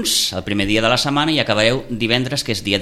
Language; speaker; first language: Catalan; native; Catalan